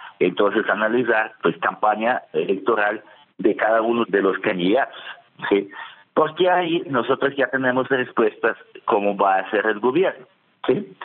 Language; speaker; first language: Spanish; non-native, fluent; Russian